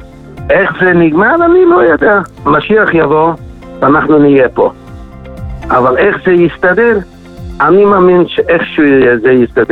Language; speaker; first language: Hebrew; non-native, fluent; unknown